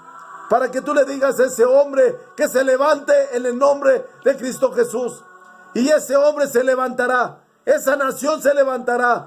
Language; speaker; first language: Spanish; native; Spanish